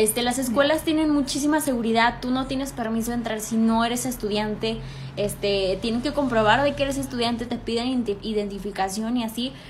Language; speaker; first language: Spanish; early bilingual, heritage; Spanish